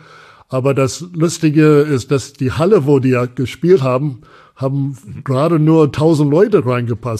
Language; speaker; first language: German; non-native, fluent; English